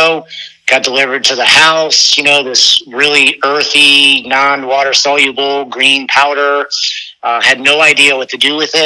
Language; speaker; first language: English; native; English